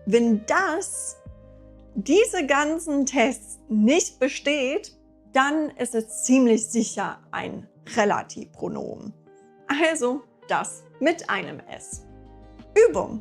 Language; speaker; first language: German; non-native, fluent; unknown